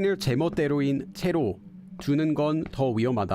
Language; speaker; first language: Korean; non-native, fluent; English